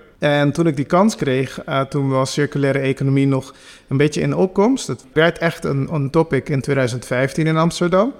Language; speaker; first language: Dutch; non-native, local second language; Papiamento